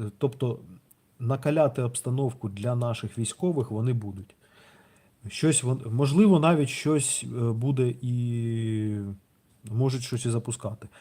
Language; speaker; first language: Ukrainian; non-native, local second language; Russian